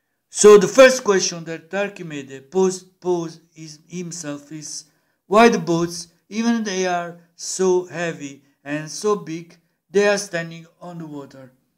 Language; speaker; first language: English; non-native, learner; Italian